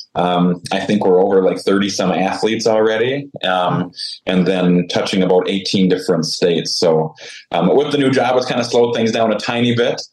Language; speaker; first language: English; native; English